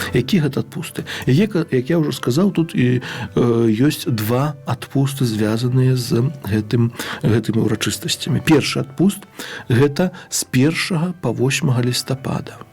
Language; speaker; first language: Belarusian; native; Belarusian